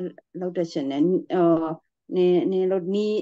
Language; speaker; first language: Chinese; non-native, learner; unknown